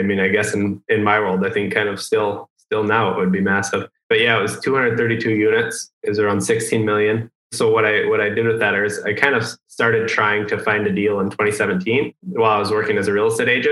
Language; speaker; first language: English; native; English